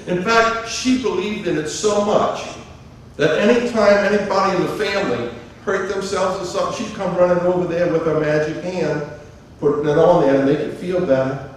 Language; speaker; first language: English; native; English